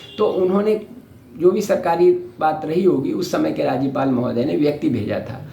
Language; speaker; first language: Hindi; native; Hindi